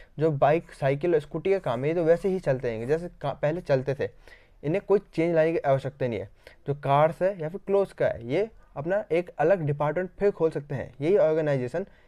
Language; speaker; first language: Hindi; native; Hindi